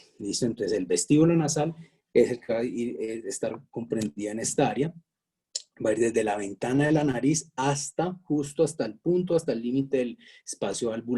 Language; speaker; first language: Spanish; native; Spanish